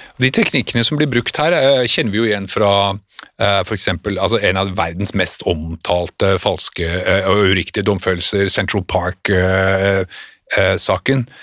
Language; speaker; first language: Norwegian; native; Norwegian